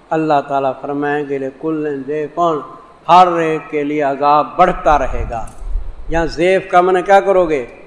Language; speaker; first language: Urdu; non-native, local second language; Saraiki